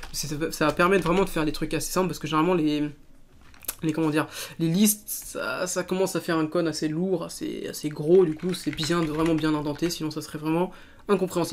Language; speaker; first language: French; native; French